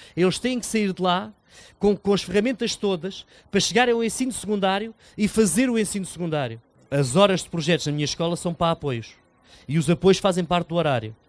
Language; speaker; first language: Portuguese; native; Portuguese